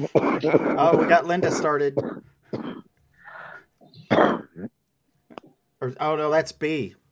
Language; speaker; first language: English; native; English